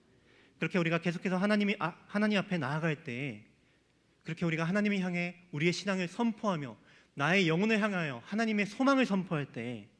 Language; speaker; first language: Korean; native; Korean